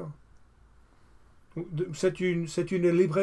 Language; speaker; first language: French; non-native, fluent; English